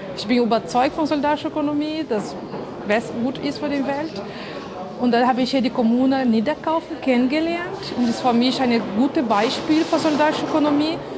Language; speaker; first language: German; non-native, fluent; Portuguese